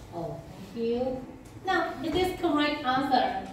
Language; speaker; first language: English; non-native, fluent; Vietnamese